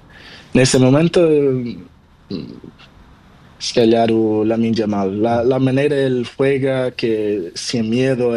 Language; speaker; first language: Spanish; non-native, learner; Portuguese